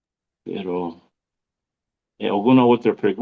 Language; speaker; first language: Spanish; non-native, fluent; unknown